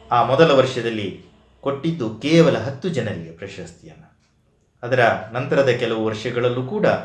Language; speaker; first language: Kannada; native; Kannada